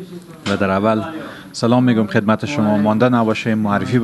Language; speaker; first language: Persian; native; Persian